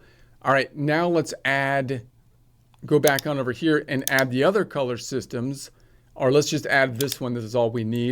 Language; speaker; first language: English; native; English